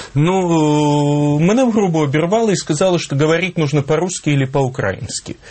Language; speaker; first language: Ukrainian; native; Ukrainian